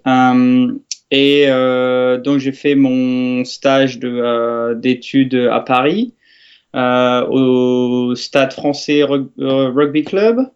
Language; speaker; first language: French; native; French